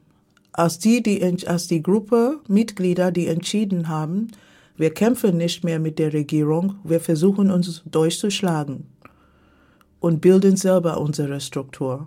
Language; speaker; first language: German; non-native, fluent; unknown